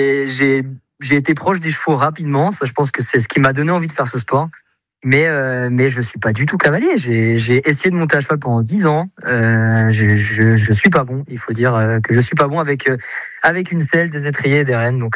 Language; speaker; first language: French; native; French